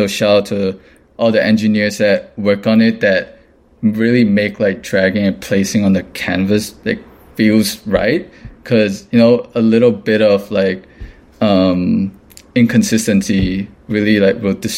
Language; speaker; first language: English; non-native, local second language; Cantonese